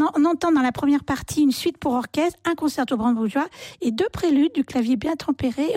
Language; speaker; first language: French; native; French